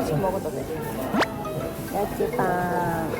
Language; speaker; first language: Korean; non-native, learner; Japanese